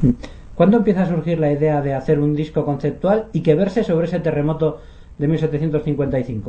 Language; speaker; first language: Spanish; native; Spanish